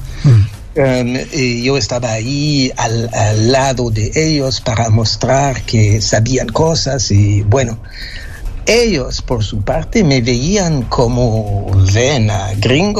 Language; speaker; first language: Spanish; non-native, fluent; French